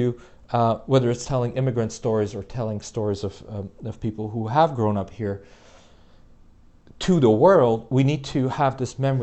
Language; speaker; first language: English; native; English